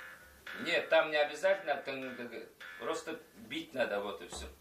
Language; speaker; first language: Russian; non-native, local second language; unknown